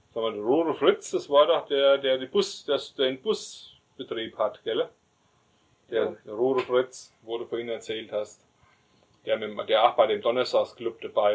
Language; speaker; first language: German; native; German